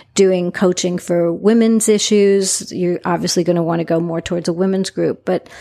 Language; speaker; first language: English; native; English